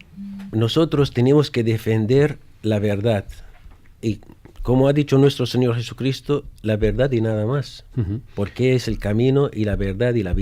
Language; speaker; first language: Spanish; non-native, fluent; Arabic